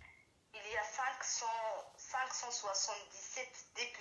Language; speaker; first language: French; non-native, learner; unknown